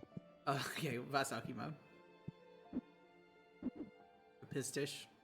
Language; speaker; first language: German; non-native, learner; English